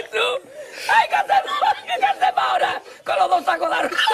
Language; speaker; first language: Spanish; native; Spanish